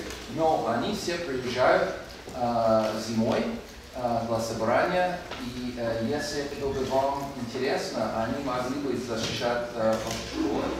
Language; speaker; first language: Russian; non-native, fluent; English